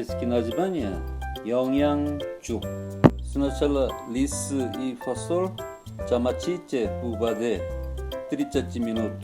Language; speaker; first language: Russian; non-native, learner; Korean